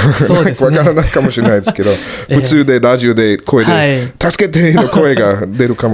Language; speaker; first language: Japanese; non-native, learner; English